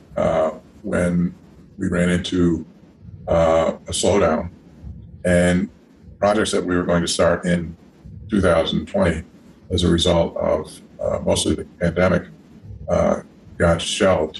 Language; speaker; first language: English; native; English